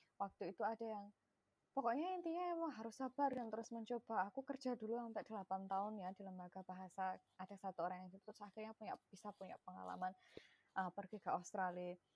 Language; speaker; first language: Indonesian; non-native, local second language; Javanese